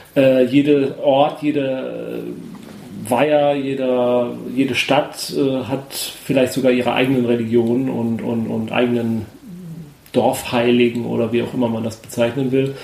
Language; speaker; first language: German; native; German